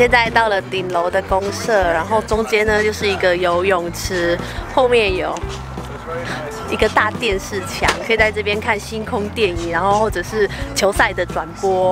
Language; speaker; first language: Chinese; native; Chinese